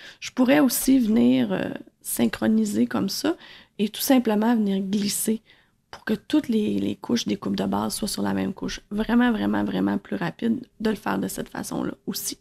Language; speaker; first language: French; native; French